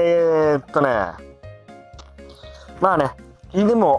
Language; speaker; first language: Japanese; native; Japanese